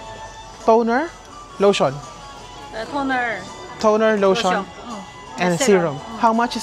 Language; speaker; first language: English; non-native, fluent; Filipino